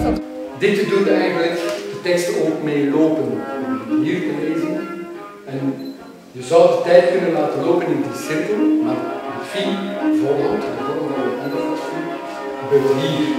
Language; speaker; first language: Dutch; native; Dutch